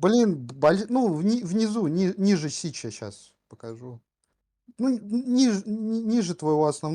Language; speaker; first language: Russian; native; Russian